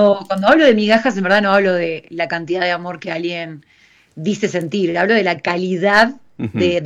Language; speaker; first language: Spanish; native; Spanish